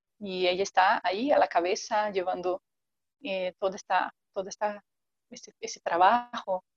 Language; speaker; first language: Spanish; non-native, fluent; Portuguese